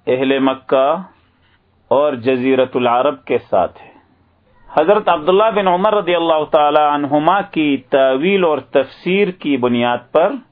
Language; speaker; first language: Urdu; native; Urdu